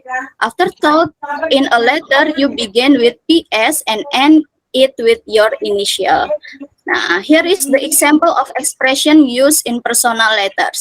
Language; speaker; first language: English; non-native, fluent; Indonesian